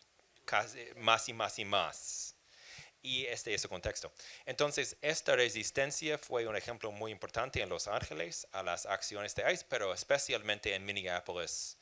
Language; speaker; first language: Spanish; non-native, fluent; English